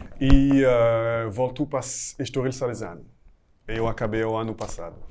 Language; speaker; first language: Portuguese; non-native, fluent; French